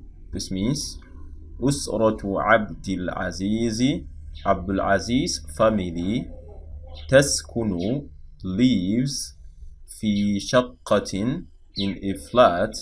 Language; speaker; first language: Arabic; non-native, fluent; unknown